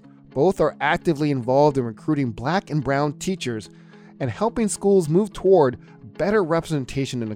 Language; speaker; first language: English; native; English